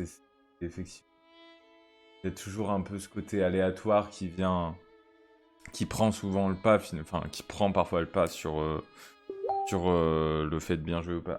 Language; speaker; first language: French; native; French